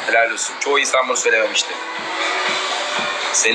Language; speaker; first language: Turkish; native; Turkish